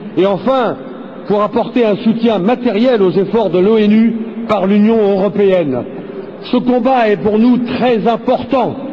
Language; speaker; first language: French; native; French